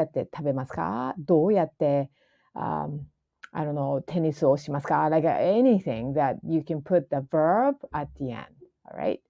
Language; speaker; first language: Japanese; non-native, fluent; English